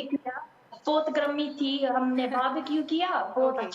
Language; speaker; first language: Hindi; early bilingual, heritage; Sindhi